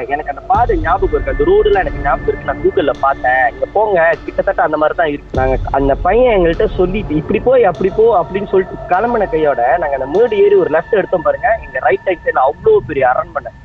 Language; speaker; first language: Tamil; early bilingual, heritage; Tamil